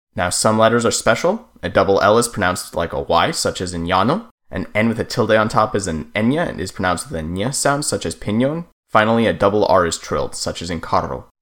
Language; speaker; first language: English; native; English